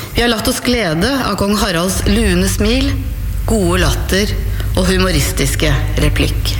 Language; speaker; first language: Norwegian; native; Norwegian